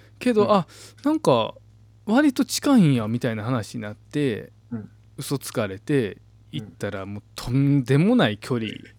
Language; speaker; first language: Japanese; native; Japanese